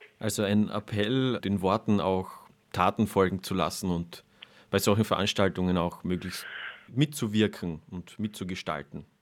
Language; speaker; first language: German; native; German